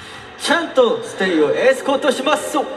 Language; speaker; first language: Japanese; non-native, learner; Korean